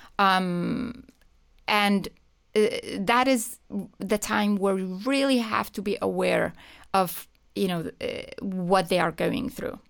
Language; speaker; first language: English; non-native, fluent; Persian